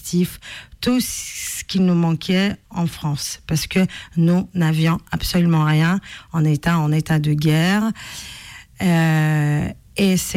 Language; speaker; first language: French; non-native, fluent; Polish